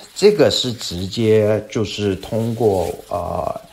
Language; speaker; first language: Chinese; non-native, fluent; English